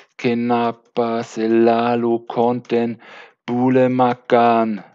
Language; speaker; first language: Indonesian; non-native, learner; German